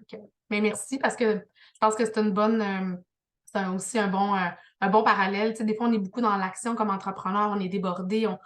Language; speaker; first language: French; native; French